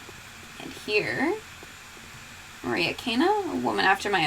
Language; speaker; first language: English; native; English